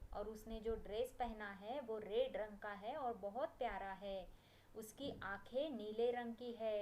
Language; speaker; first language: Hindi; non-native, local second language; Marathi